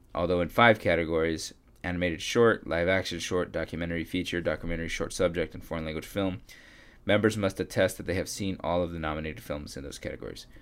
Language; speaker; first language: English; early bilingual, other home language; Spanish